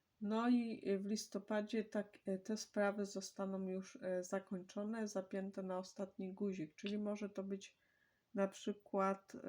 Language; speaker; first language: Polish; native; Polish